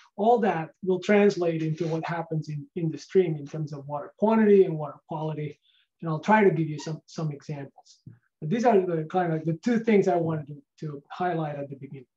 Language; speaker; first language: English; non-native, fluent; Spanish